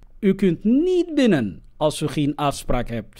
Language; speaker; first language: Dutch; non-native, fluent; Somali